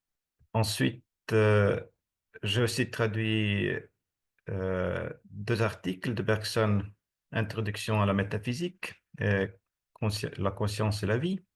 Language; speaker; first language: French; non-native, fluent; Estonian